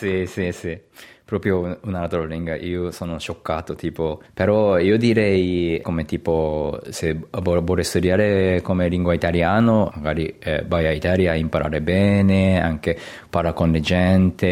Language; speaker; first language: Italian; non-native, learner; Japanese